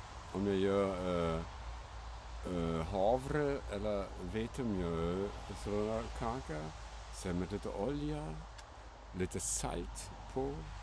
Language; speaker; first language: Swedish; non-native, fluent; German